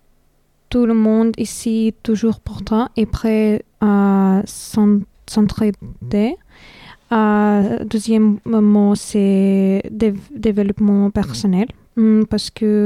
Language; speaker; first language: French; non-native, fluent; Lithuanian